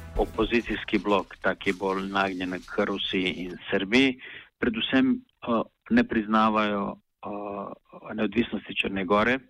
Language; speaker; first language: Slovenian; non-native, local second language; Bosnian